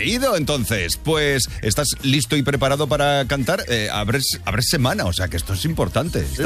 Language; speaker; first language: Spanish; native; Spanish